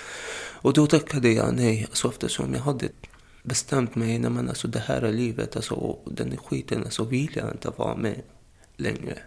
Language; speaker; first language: Swedish; non-native, fluent; Arabic